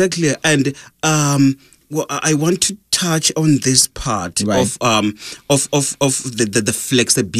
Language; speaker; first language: English; non-native, local second language; Zulu